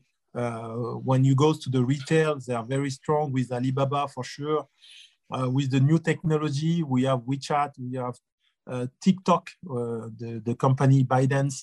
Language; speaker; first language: English; non-native, fluent; French